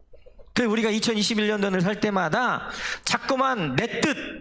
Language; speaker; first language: Korean; native; Korean